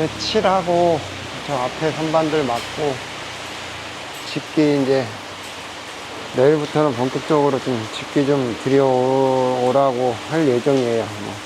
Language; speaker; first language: Korean; native; Korean